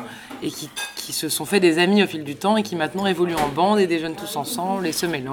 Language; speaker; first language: French; native; French